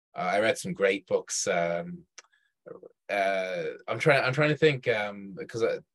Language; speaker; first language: English; native; English